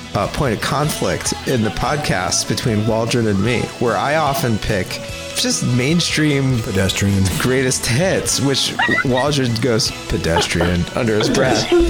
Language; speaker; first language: English; native; English